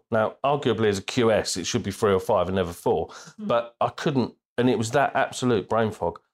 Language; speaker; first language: English; native; English